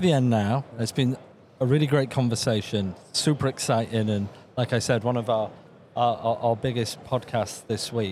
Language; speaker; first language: English; native; English